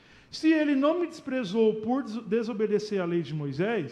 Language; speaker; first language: Portuguese; native; Portuguese